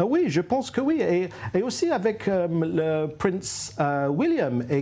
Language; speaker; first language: French; non-native, fluent; English